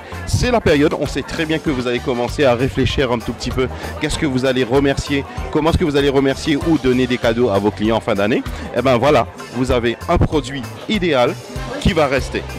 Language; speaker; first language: French; non-native, local second language; Morisyen